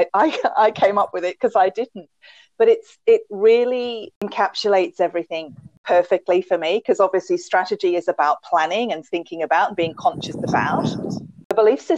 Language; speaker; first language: English; native; English